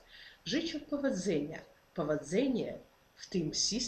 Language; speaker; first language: Polish; non-native, fluent; Ukrainian